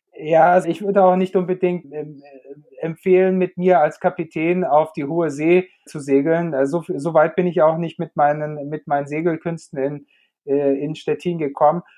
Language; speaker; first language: German; native; German